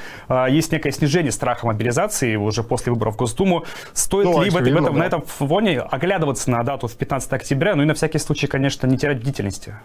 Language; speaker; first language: Russian; native; Russian